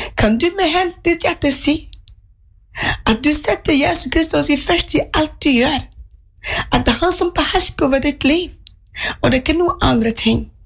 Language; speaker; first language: Norwegian; non-native, fluent; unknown